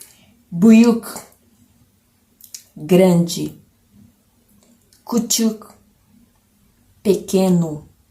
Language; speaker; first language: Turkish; non-native, learner; Portuguese